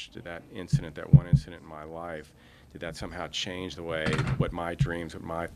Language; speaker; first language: English; native; English